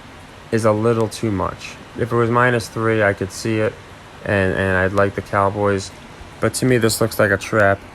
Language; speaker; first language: English; native; English